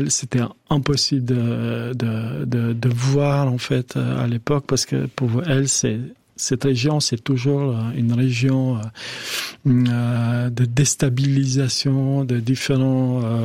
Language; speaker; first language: French; non-native, fluent; Albanian